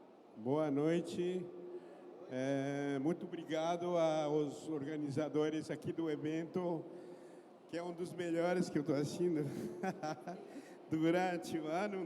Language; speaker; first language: Portuguese; non-native, fluent; Aymara